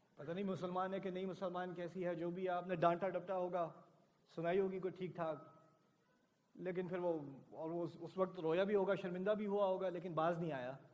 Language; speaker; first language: Urdu; early bilingual, heritage; Urdu